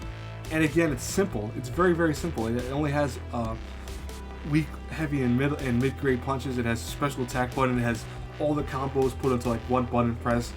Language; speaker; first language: English; native; English